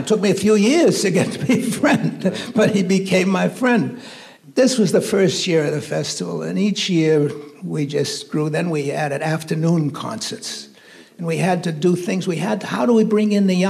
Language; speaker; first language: English; native; English